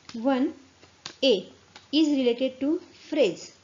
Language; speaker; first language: English; non-native, local second language; Marathi